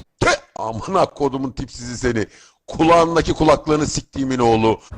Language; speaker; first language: Turkish; non-native, learner; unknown